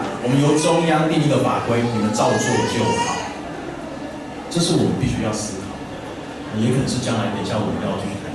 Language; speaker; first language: Chinese; native; Chinese